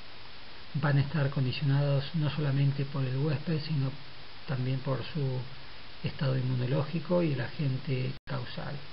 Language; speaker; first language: Spanish; native; Spanish